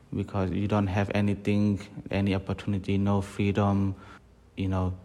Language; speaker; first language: English; non-native, fluent; Burmese